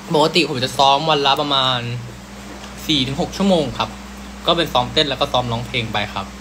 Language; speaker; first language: Thai; early bilingual, heritage; Thai